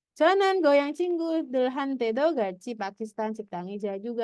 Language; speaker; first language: Korean; non-native, fluent; Indonesian